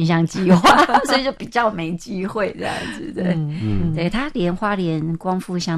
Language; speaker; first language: Chinese; native; Chinese